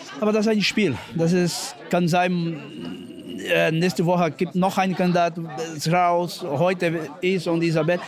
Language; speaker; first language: German; non-native, learner; Portuguese